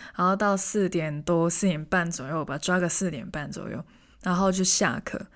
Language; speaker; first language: Chinese; non-native, local second language; Cantonese